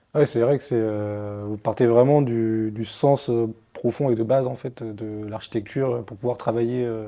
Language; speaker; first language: French; native; French